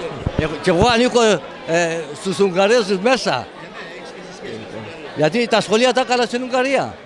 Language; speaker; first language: Greek; early bilingual, heritage; Greek